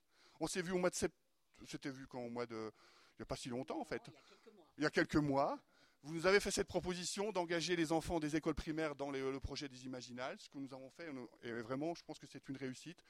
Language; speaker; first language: French; native; French